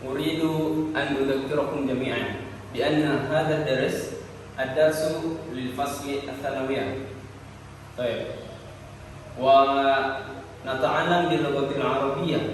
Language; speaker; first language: Arabic; non-native, learner; Indonesian